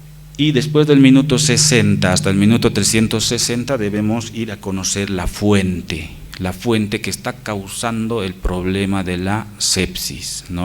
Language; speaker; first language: Spanish; native; Spanish